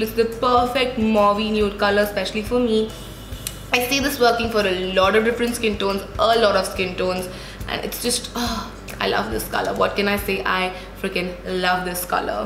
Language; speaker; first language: English; non-native, local second language; Hindi